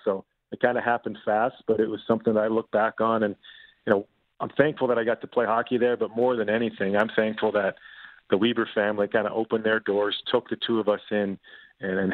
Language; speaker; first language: English; native; English